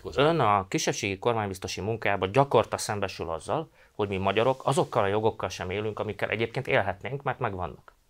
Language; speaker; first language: Hungarian; native; Hungarian